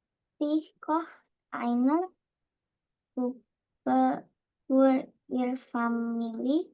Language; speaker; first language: German; non-native, learner; Indonesian